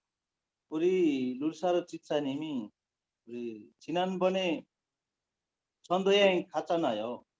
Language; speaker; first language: Korean; non-native, learner; Nepali